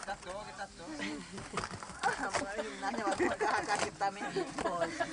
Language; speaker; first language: Portuguese; non-native, local second language; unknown